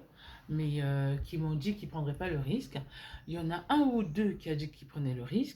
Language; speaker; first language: French; native; French